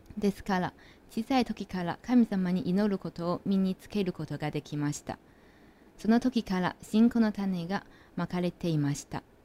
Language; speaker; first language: Japanese; non-native, fluent; Chinese